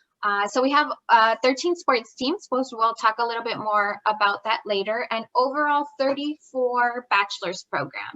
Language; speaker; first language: English; native; English